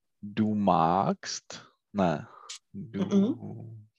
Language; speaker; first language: German; non-native, learner; Czech